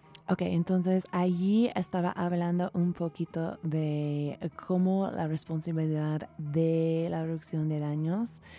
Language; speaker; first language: Spanish; non-native, fluent; English